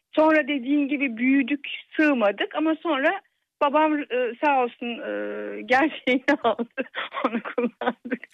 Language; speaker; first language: Turkish; native; Turkish